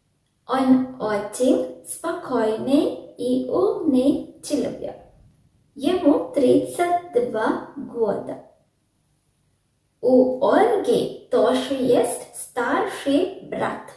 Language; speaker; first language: Russian; non-native, learner; Sinhala